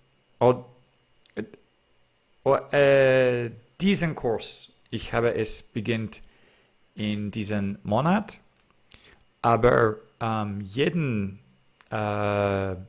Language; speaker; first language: German; non-native, learner; English